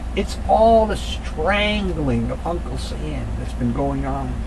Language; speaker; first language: English; native; English